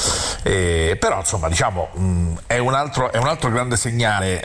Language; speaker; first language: Italian; native; Italian